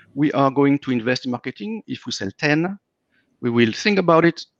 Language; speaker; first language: English; non-native, fluent; French